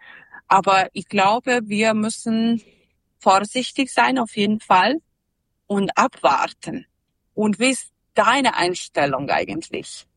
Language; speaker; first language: German; non-native, fluent; Serbian